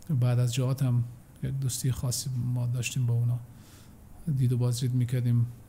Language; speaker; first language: Persian; native; Persian